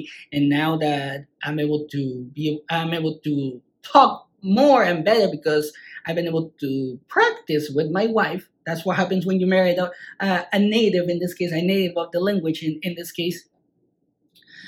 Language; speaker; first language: English; non-native, fluent; Spanish